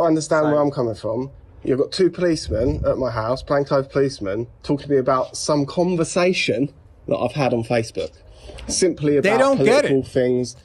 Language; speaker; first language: English; native; English